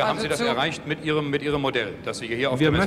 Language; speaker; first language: German; native; German